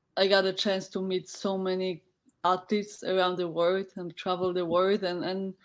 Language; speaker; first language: English; non-native, fluent; Polish